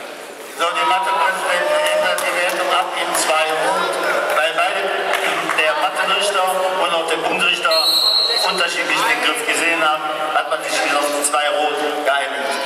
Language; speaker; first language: German; native; German